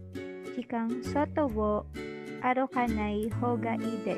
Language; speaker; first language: Japanese; non-native, learner; Filipino